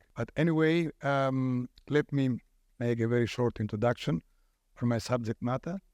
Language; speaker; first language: English; non-native, fluent; Greek